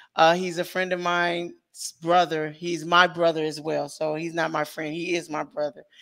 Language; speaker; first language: English; native; English